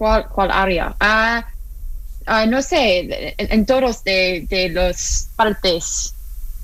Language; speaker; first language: Spanish; non-native, learner; English